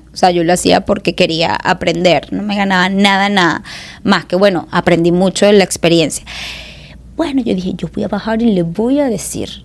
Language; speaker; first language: Spanish; native; Spanish